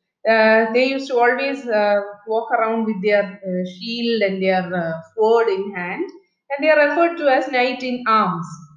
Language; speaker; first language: English; non-native, local second language; Malayalam